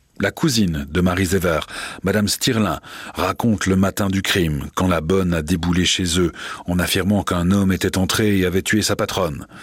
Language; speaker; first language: French; native; French